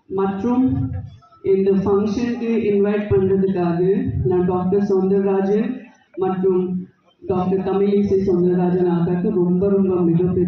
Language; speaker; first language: Tamil; non-native, fluent; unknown